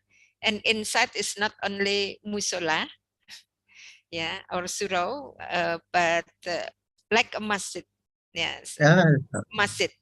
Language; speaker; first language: English; non-native, learner; Indonesian